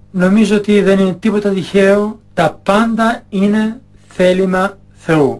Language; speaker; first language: Greek; non-native, fluent; Albanian